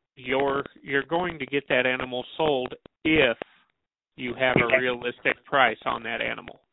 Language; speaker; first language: English; native; English